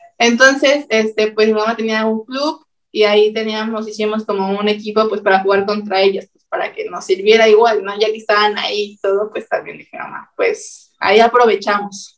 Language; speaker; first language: Spanish; native; Spanish